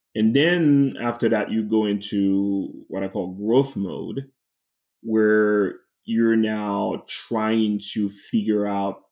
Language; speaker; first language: English; non-native, fluent; French